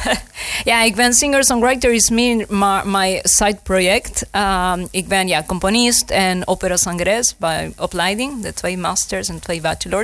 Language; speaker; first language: Dutch; non-native, learner; Spanish